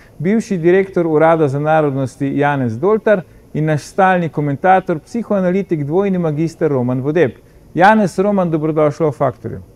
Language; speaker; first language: Slovenian; native; Slovenian